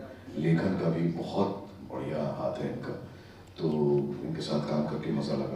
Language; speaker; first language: Hindi; native; Hindi